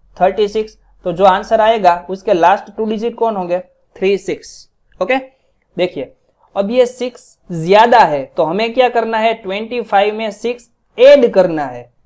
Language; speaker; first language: Hindi; non-native, local second language; Gujarati